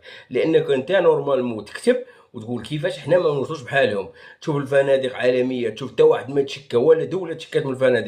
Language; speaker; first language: Arabic; native; Arabic